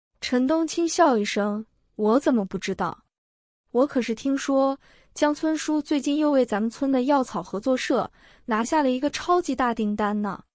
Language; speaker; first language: Chinese; native; Chinese